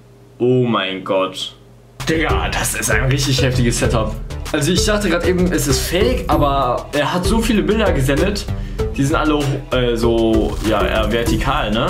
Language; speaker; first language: German; native; German